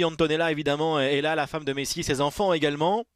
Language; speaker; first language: French; native; French